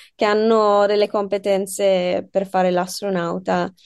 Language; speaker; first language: Italian; non-native, fluent; English